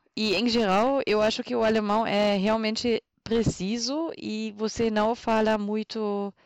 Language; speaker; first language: Portuguese; non-native, fluent; German